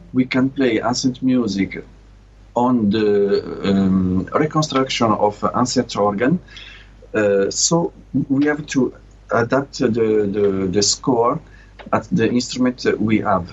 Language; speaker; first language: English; non-native, learner; Italian